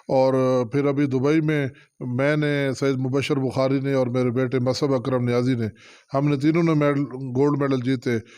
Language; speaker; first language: Urdu; non-native, local second language; Saraiki